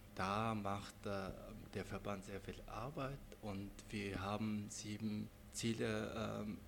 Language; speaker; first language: German; non-native, fluent; Mongolian